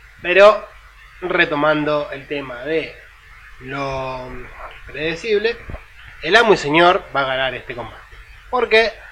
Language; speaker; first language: Spanish; native; Spanish